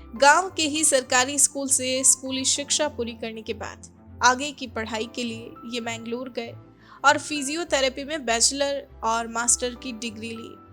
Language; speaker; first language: Hindi; native; Hindi